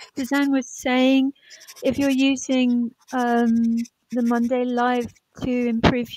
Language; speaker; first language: English; native; English